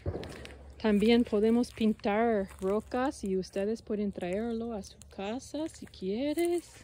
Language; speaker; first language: Spanish; non-native, learner; English